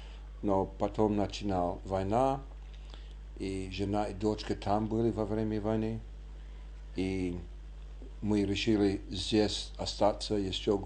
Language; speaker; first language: Russian; non-native, learner; English